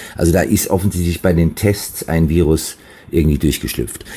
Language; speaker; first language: German; native; German